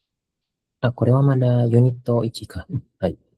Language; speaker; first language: Japanese; non-native, fluent; Indonesian